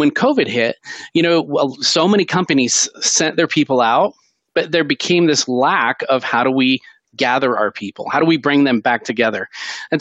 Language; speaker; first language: English; native; English